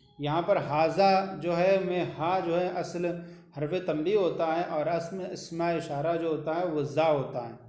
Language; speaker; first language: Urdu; native; Urdu